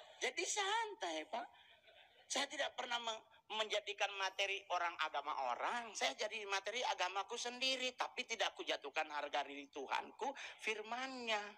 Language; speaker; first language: Indonesian; native; Indonesian